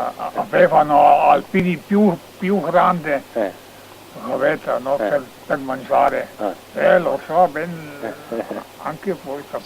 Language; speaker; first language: Italian; non-native, learner; Slovenian